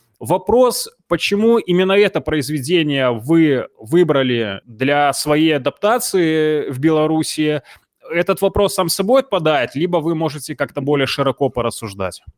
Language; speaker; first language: Russian; non-native, local second language; Belarusian